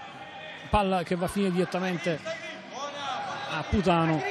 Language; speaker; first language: Italian; native; Italian